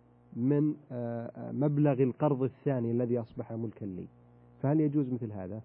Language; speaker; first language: Arabic; native; Arabic